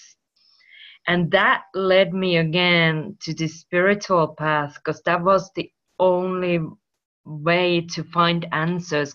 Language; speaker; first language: English; non-native, fluent; Finnish